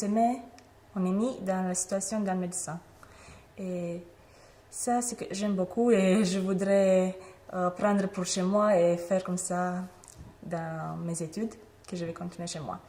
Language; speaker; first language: French; non-native, fluent; Romanian